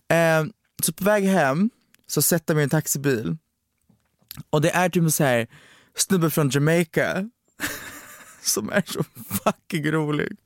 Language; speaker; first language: Swedish; native; Swedish